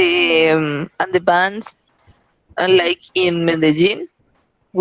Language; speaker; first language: English; non-native, learner; Spanish